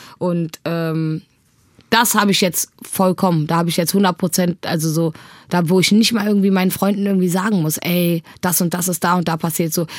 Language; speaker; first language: German; early bilingual, other home language; Tigrinya